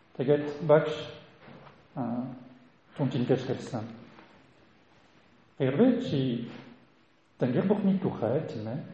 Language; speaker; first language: Mongolian; non-native, learner; French